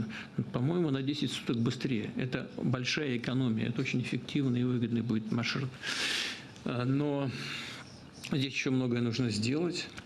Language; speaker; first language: Russian; native; Russian